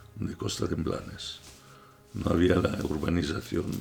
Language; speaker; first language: Spanish; non-native, fluent; Arabic